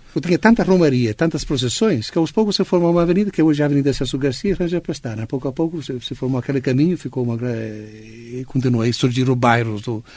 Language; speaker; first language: Portuguese; non-native, fluent; Italian